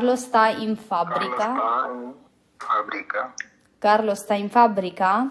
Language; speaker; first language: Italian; non-native, fluent; Urdu